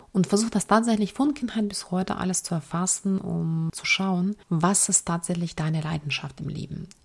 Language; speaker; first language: German; non-native, fluent; Ukrainian